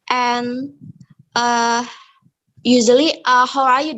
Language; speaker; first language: English; non-native, learner; Indonesian